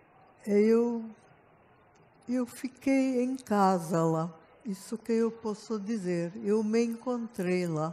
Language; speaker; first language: Portuguese; non-native, fluent; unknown